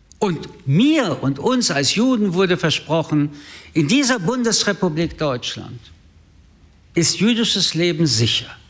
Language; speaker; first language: German; early bilingual, other home language; French